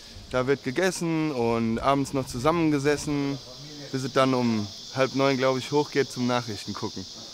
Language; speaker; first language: German; native; German